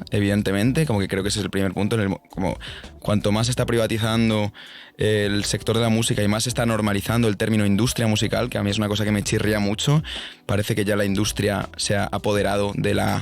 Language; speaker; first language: Spanish; native; Spanish